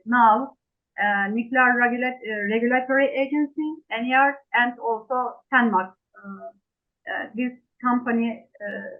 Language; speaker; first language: English; non-native, fluent; Turkish